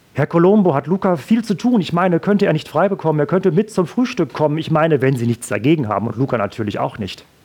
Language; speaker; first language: German; native; German